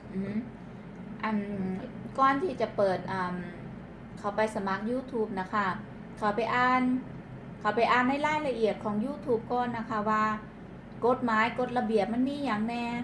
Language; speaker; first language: Thai; non-native, local second language; Northeastern Thai